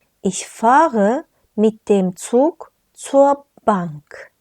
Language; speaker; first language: German; non-native, fluent; Turkish